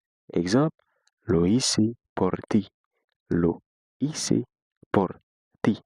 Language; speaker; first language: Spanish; non-native, fluent; Haitian Creole